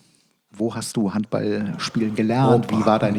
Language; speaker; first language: German; native; German